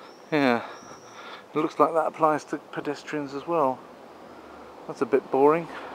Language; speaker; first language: English; native; English